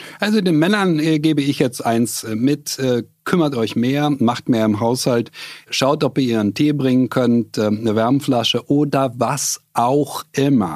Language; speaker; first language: German; native; German